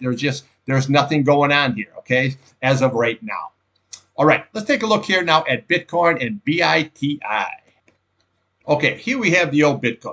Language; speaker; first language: English; native; English